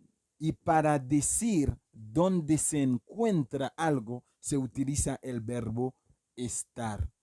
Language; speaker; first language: Spanish; non-native, fluent; Haitian Creole